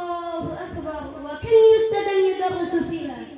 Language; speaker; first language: Arabic; non-native, learner; Bangla